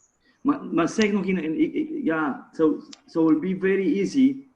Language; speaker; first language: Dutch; non-native, fluent; Romanian